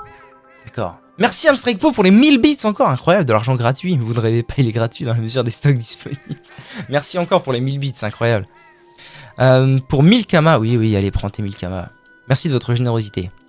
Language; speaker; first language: French; native; French